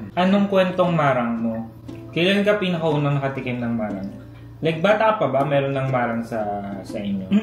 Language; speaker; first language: Filipino; native; Filipino